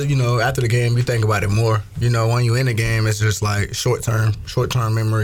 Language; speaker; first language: English; native; English